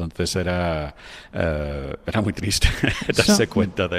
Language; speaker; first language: Spanish; non-native, fluent; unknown